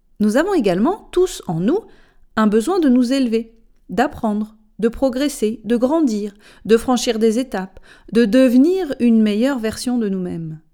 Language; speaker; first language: French; native; French